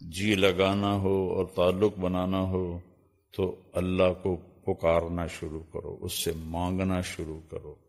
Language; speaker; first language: Urdu; non-native, local second language; Punjabi